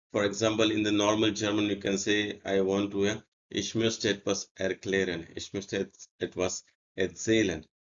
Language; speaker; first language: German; non-native, learner; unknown